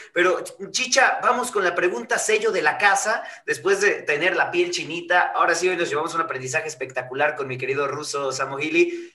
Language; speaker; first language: Spanish; native; Spanish